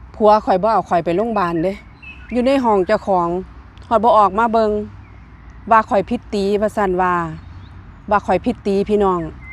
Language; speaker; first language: Thai; native; Thai